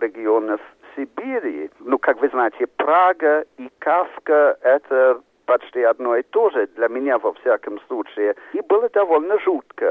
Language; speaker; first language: Russian; non-native, fluent; English